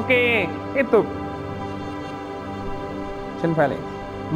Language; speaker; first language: Vietnamese; non-native, learner; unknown